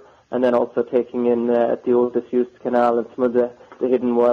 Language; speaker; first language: English; native; English